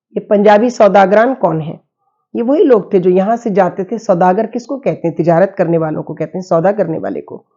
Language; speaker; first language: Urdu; native; Urdu